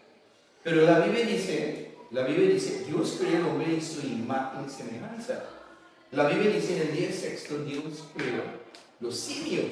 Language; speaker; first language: Spanish; non-native, learner; English